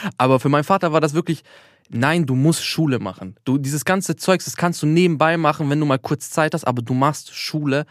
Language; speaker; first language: German; early bilingual, other home language; Albanian